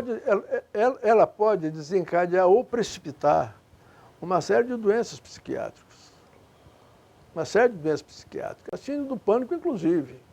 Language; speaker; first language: Portuguese; native; Portuguese